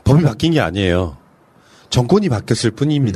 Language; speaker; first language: Korean; native; Korean